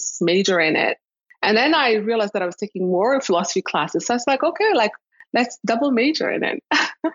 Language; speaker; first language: English; non-native, local second language; Kinyarwanda